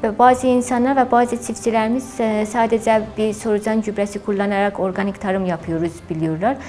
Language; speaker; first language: Turkish; non-native, fluent; Azerbaijani